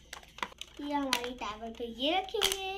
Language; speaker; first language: Hindi; native; Hindi